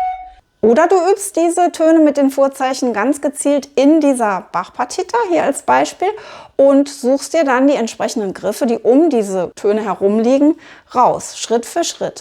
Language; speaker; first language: German; native; German